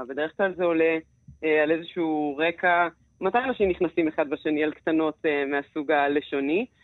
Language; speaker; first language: Hebrew; native; Hebrew